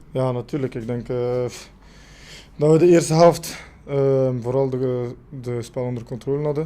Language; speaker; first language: Dutch; non-native, local second language; French